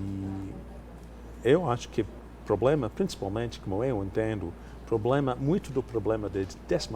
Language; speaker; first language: Portuguese; non-native, fluent; English